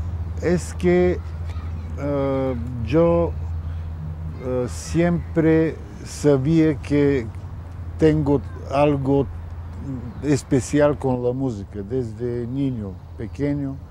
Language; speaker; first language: Spanish; non-native, fluent; Bulgarian